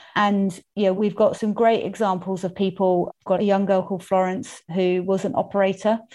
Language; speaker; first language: English; native; English